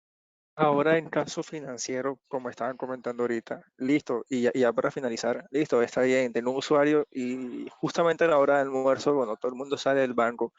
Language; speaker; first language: Spanish; native; Spanish